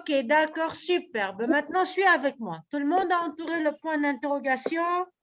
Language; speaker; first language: French; native; French